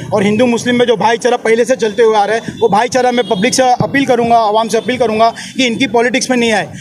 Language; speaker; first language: Hindi; native; Hindi